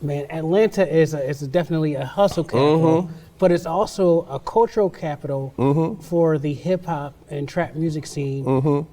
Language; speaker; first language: English; native; English